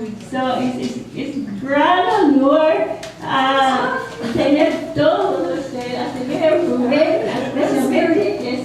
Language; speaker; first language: Spanish; non-native, learner; English